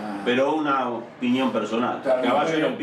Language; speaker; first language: Spanish; native; Spanish